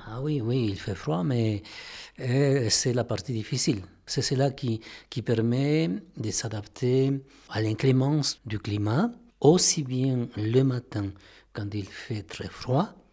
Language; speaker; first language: French; non-native, fluent; Spanish